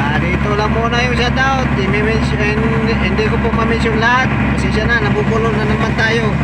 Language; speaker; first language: Filipino; non-native, local second language; Cebuano